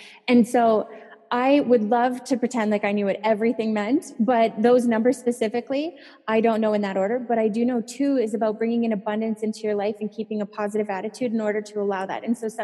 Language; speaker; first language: English; native; English